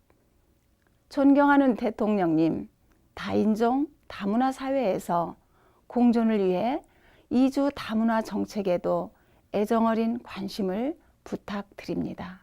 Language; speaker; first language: Korean; native; Korean